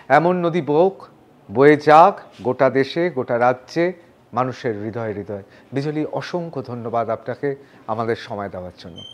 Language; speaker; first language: Bangla; native; Bangla